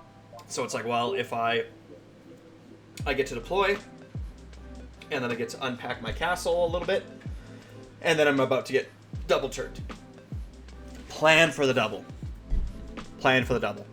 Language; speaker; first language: English; native; English